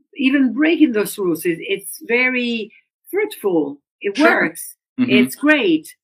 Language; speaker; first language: English; non-native, fluent; Italian